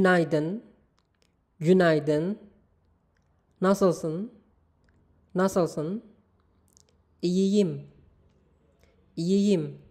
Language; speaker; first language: Turkish; non-native, learner; Indonesian